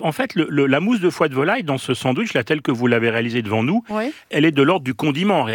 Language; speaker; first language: French; native; French